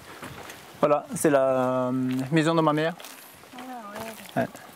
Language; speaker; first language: French; non-native, fluent; Sherpa